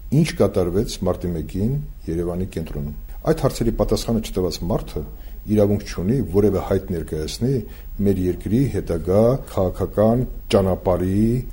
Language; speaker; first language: Armenian; native; Armenian